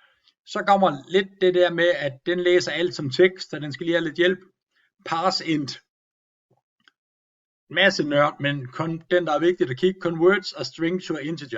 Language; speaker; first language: Danish; native; Danish